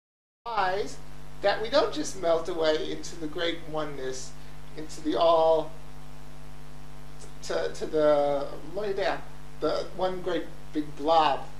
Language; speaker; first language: English; native; English